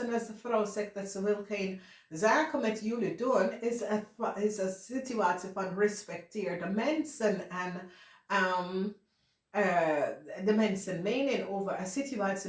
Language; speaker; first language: Dutch; non-native, fluent; English